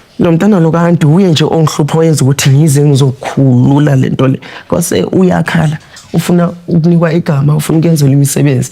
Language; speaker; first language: Zulu; non-native, local second language; Tsonga